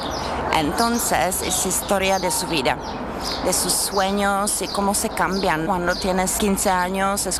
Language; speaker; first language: Spanish; non-native, fluent; Czech